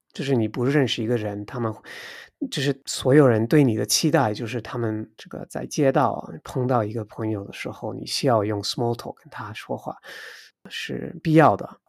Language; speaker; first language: Chinese; non-native, fluent; English